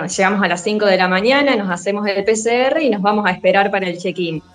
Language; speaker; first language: Spanish; native; Spanish